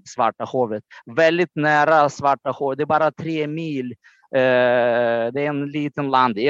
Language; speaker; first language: Swedish; non-native, fluent; Romanian